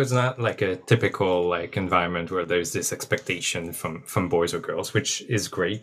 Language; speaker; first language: English; non-native, fluent; French